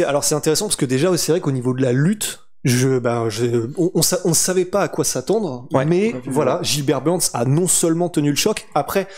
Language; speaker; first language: French; native; French